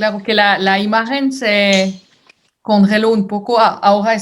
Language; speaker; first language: Spanish; non-native, fluent; French